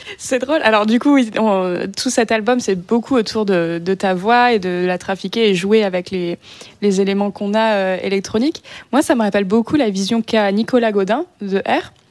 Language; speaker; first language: French; native; French